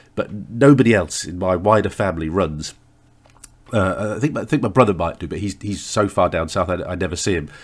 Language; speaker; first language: English; native; English